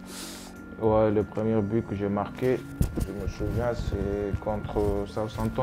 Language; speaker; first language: French; non-native, local second language; Wolof